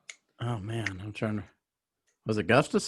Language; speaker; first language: English; native; English